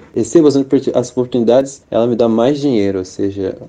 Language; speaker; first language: Portuguese; native; Portuguese